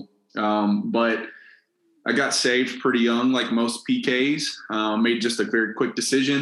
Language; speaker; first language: English; native; English